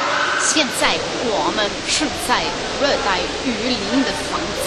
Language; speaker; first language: Chinese; non-native, learner; German